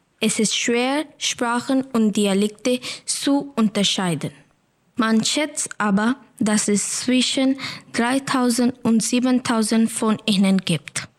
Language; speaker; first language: German; native; German